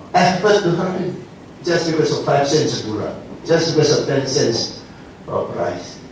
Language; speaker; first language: English; non-native, local second language; Central Dusun